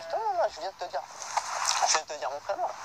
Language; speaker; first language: French; native; French